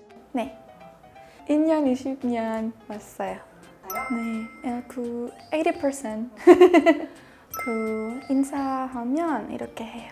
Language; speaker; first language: Korean; non-native, learner; Spanish